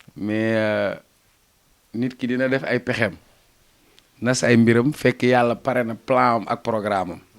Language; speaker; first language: Wolof; non-native, local second language; Fula